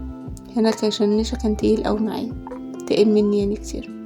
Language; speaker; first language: Arabic; native; Arabic